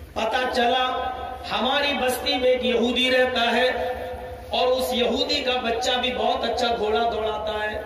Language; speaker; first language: Hindi; native; Hindi